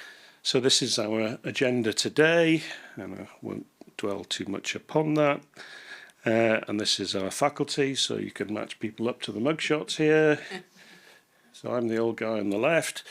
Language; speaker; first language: English; native; English